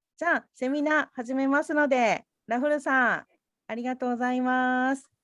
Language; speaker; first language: Japanese; non-native, fluent; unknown